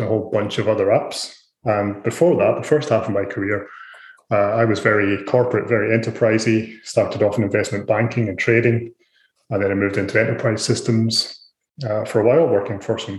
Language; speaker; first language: English; native; English